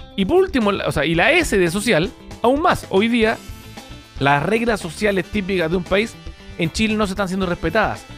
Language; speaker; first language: Spanish; native; Spanish